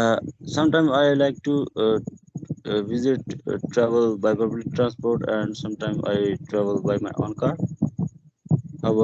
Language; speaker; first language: English; non-native, learner; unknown